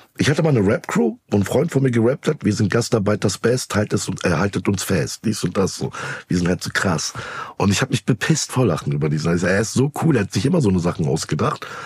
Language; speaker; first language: German; early bilingual, other home language; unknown